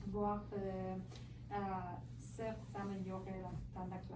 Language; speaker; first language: French; non-native, learner; Persian